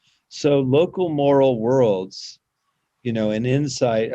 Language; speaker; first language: English; native; English